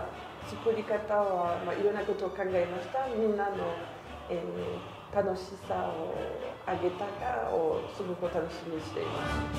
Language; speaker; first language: Japanese; non-native, learner; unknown